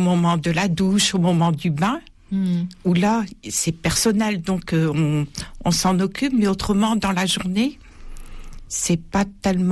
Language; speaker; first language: French; native; French